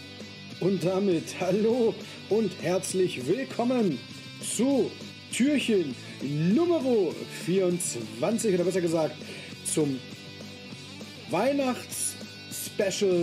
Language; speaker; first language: German; native; German